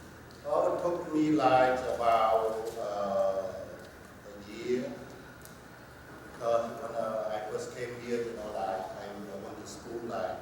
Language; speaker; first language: English; non-native, learner; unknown